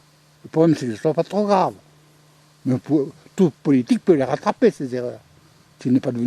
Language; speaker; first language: French; native; French